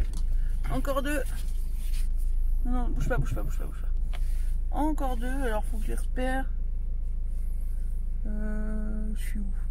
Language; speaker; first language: French; native; French